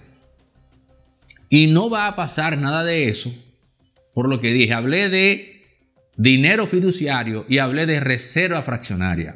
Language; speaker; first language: Spanish; native; Spanish